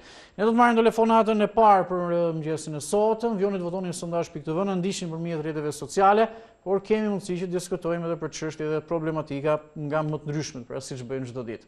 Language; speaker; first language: Albanian; native; Albanian